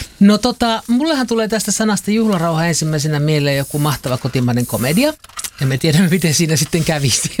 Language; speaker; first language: Finnish; native; Finnish